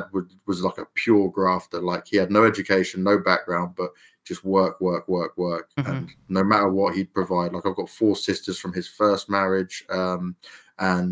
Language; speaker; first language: English; native; English